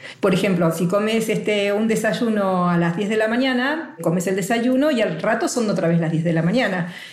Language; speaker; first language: Spanish; native; Spanish